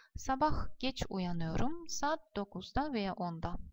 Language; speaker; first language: Turkish; non-native, fluent; Russian